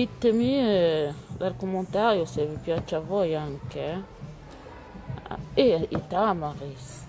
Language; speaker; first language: Italian; non-native, learner; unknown